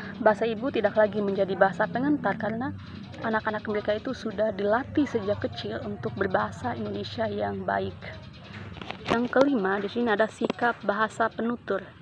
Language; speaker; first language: Indonesian; non-native, local second language; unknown